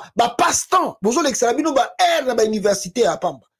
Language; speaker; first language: French; non-native, local second language; Lingala